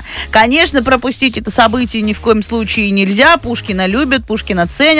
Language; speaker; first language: Russian; native; Russian